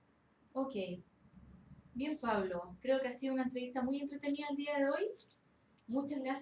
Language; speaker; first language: Spanish; native; Spanish